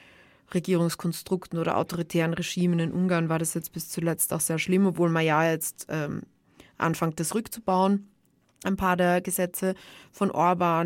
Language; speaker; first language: German; native; German